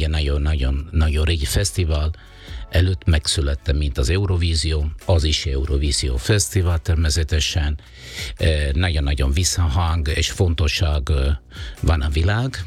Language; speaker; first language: Hungarian; non-native, fluent; Italian